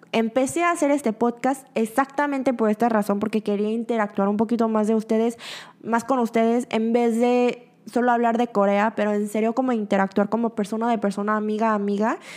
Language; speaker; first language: Spanish; early bilingual, other home language; Korean